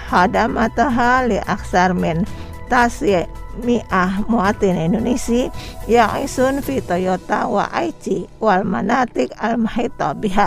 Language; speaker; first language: Arabic; non-native, fluent; Indonesian